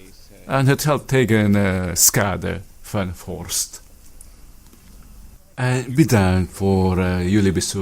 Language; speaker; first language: Dutch; non-native, fluent; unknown